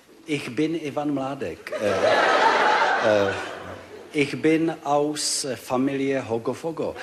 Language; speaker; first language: German; non-native, learner; Czech